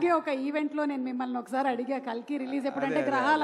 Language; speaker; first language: Telugu; native; Telugu